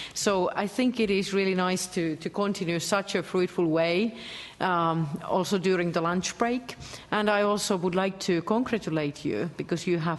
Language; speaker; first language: English; non-native, fluent; Finnish